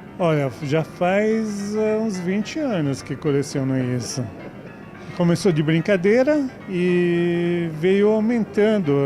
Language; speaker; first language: Portuguese; non-native, fluent; Italian